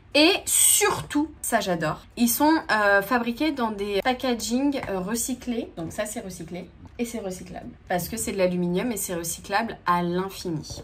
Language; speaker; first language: French; native; French